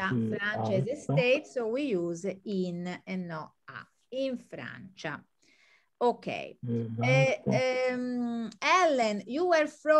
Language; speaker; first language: English; non-native, fluent; Italian